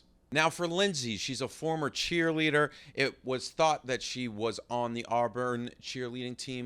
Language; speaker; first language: English; native; English